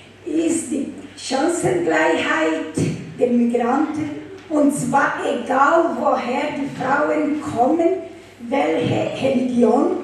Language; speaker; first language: German; non-native, fluent; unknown